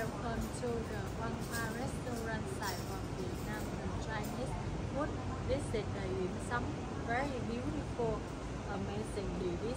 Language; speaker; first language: English; non-native, learner; Vietnamese